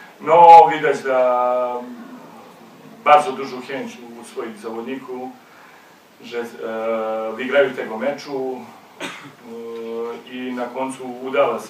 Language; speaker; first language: Polish; non-native, learner; Slovenian